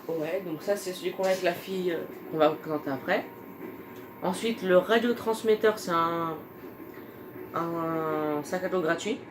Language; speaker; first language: French; native; French